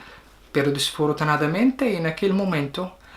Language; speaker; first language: Spanish; non-native, learner; Arabic